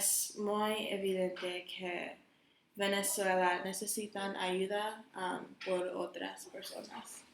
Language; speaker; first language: Spanish; non-native, learner; English